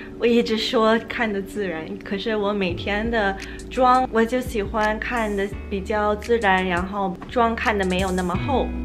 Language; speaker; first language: Chinese; early bilingual, heritage; Chinese